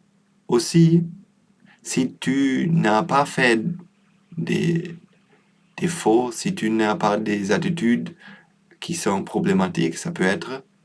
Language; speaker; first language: French; non-native, learner; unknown